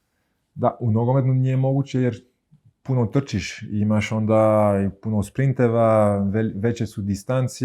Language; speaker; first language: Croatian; early bilingual, heritage; Croatian